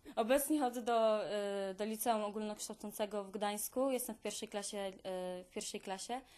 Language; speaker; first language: Polish; native; Polish